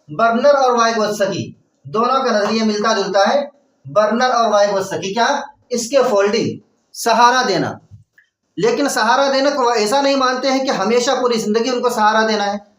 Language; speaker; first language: Urdu; native; Urdu